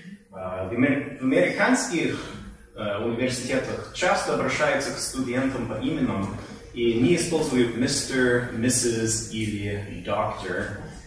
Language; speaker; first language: Russian; non-native, fluent; English